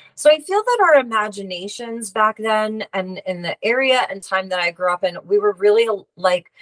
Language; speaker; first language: English; native; English